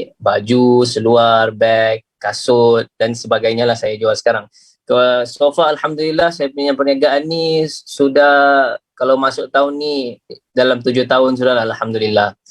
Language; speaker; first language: Malay; native; Malay